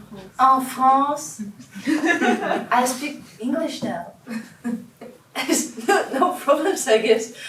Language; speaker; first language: English; non-native, learner; Russian